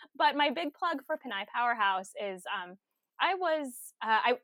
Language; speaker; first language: English; early bilingual, other home language; Filipino